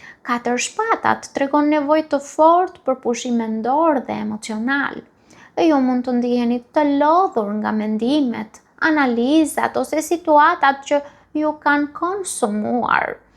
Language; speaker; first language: Albanian; native; Albanian